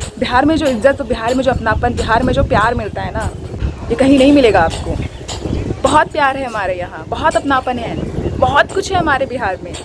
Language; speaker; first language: Hindi; native; Hindi